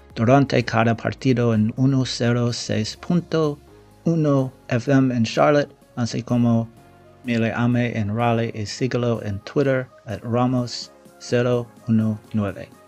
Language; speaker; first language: Spanish; non-native, learner; English